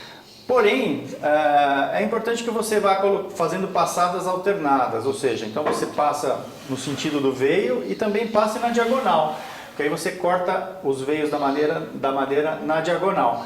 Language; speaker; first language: Portuguese; native; Portuguese